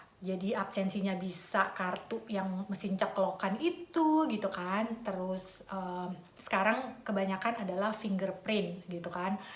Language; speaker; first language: Indonesian; native; Indonesian